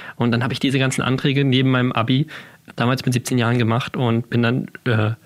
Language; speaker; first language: German; native; German